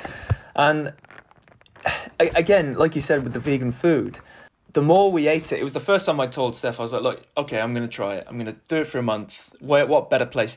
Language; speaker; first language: English; native; English